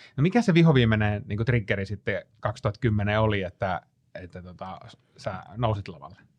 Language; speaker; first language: Finnish; native; Finnish